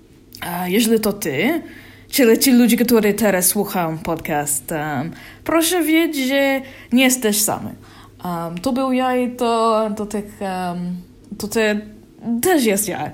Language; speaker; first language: Polish; non-native, learner; English